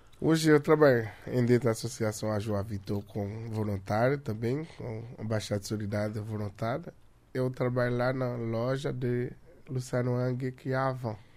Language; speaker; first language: Portuguese; non-native, learner; Haitian Creole